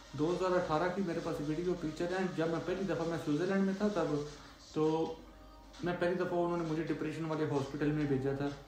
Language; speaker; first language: Urdu; non-native, local second language; Punjabi